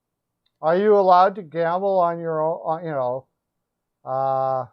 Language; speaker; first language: English; native; English